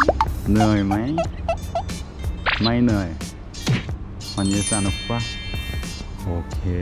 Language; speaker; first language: Thai; non-native, learner; Korean